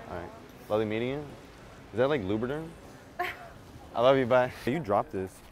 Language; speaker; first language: English; early bilingual, other home language; Spanish